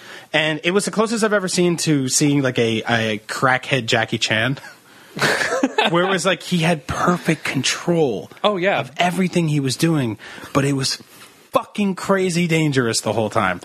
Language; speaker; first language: English; early bilingual, other home language; Italian